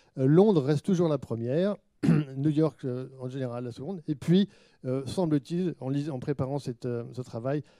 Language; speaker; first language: French; native; French